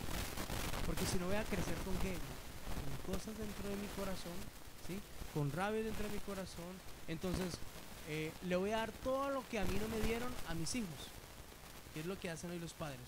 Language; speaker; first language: Spanish; native; Spanish